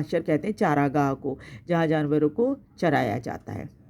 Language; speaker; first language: Hindi; native; Hindi